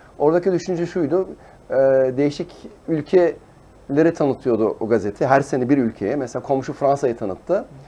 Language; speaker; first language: Turkish; early bilingual, heritage; Turkish